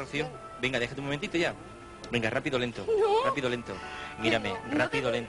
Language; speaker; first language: Spanish; native; Spanish